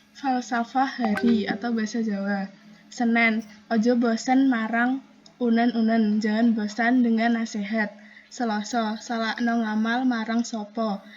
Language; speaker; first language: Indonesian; non-native, local second language; Javanese